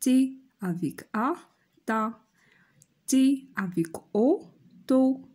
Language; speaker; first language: French; non-native, local second language; Arabic